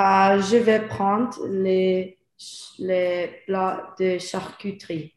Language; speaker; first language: French; non-native, learner; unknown